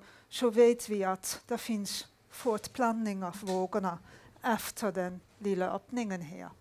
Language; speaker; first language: Swedish; non-native, fluent; Dutch